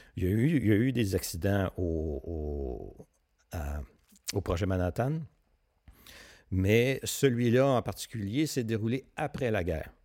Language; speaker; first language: French; native; French